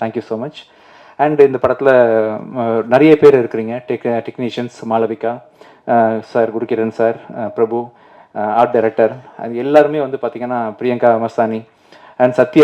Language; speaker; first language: Tamil; native; Tamil